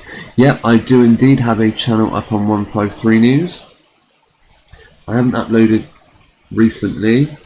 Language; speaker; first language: English; native; English